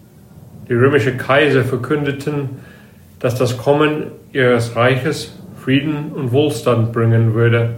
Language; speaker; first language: German; non-native, fluent; English